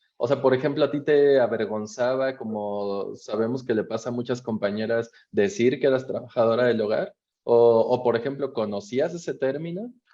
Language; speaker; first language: Spanish; native; Spanish